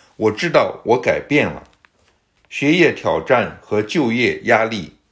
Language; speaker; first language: Chinese; native; Chinese